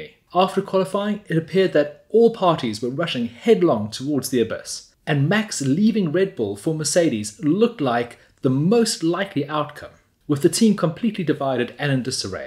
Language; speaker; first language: English; native; English